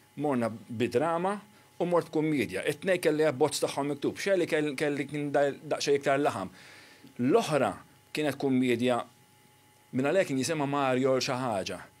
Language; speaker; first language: Maltese; native; Maltese